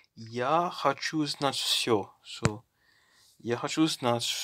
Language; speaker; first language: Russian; non-native, learner; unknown